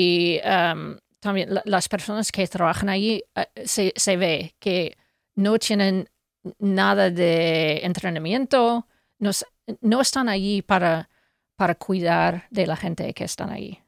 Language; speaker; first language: Spanish; non-native, fluent; English